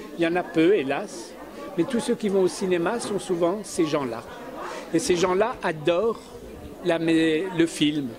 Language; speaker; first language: French; early bilingual, other home language; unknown